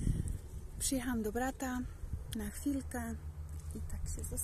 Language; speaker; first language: Polish; non-native, learner; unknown